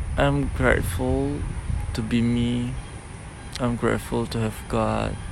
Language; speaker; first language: English; non-native, fluent; Indonesian